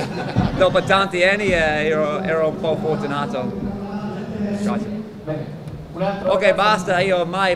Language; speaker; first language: Italian; non-native, learner; English